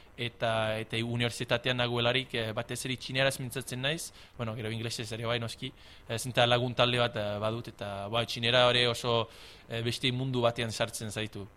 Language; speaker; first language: Basque; non-native, fluent; English